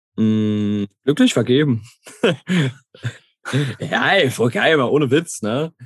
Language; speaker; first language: German; native; German